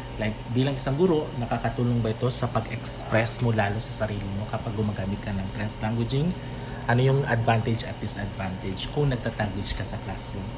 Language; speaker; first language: Filipino; non-native, local second language; Cebuano